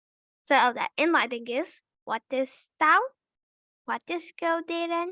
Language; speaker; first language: Dutch; early bilingual, other home language; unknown